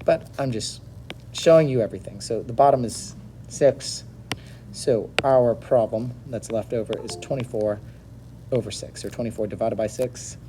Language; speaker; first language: English; native; English